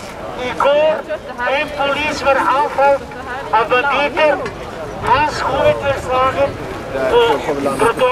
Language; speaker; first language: Swedish; non-native, fluent; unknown